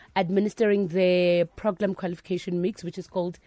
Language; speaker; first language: English; non-native, local second language; Northern Sotho